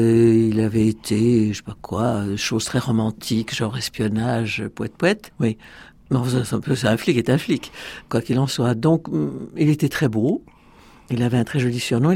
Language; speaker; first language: French; native; French